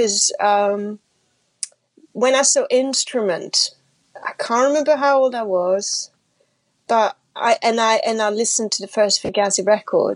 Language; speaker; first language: English; non-native, fluent; French